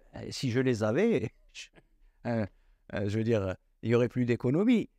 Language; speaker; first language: French; non-native, local second language; Arabic